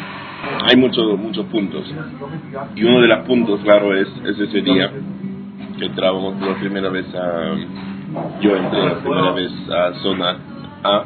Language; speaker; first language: Spanish; non-native, fluent; Hebrew